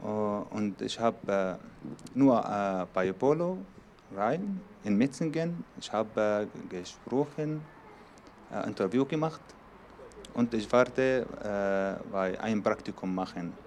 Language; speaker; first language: German; non-native, learner; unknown